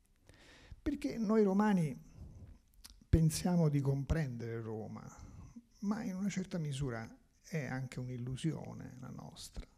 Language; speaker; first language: Italian; native; Italian